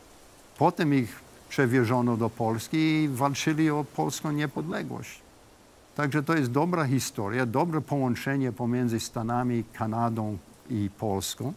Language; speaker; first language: Polish; early bilingual, heritage; English